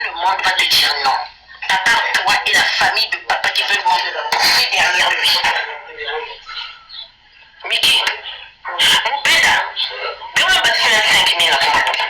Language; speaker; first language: French; non-native, local second language; Lingala